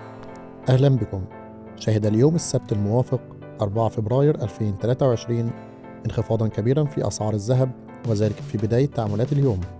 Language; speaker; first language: Arabic; native; Arabic